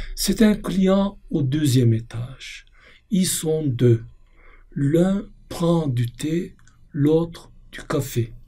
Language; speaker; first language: French; non-native, fluent; Turkish